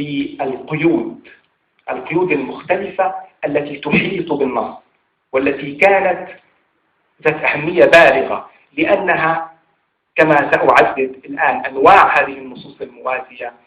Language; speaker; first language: Arabic; native; Arabic